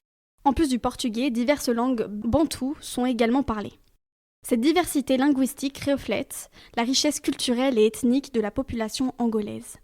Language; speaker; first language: French; native; French